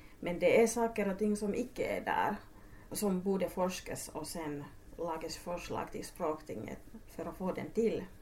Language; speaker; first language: Swedish; non-native, local second language; Finnish